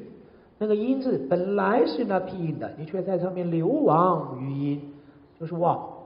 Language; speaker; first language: Chinese; native; Chinese